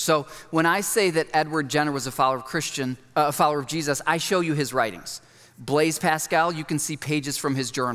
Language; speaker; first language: English; native; English